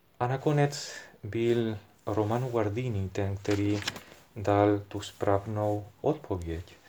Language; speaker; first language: Czech; non-native, fluent; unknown